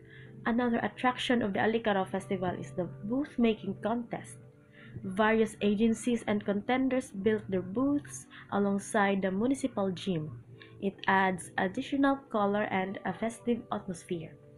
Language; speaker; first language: English; non-native, local second language; Cebuano